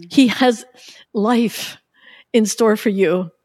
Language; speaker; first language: English; native; English